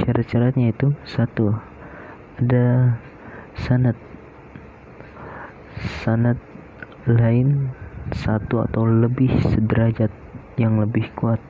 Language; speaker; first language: Indonesian; native; Indonesian